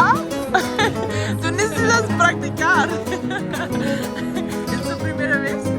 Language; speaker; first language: Spanish; non-native, learner; English